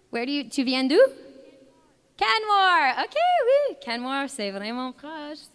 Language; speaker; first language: French; non-native, fluent; English